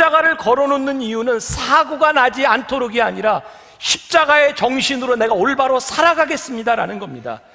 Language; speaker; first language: Korean; native; Korean